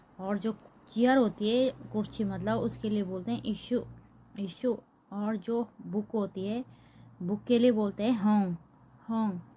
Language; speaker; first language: Hindi; native; Hindi